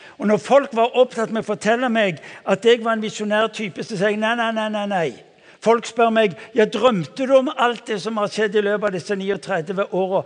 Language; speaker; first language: Norwegian; native; Norwegian